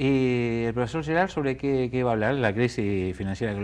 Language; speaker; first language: Spanish; native; Spanish